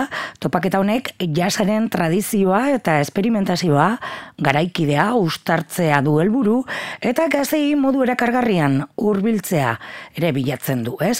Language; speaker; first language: Basque; native; Basque